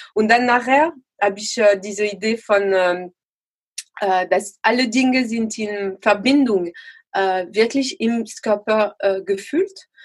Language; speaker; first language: German; non-native, learner; French